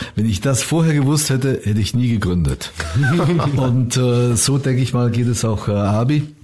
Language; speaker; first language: German; native; German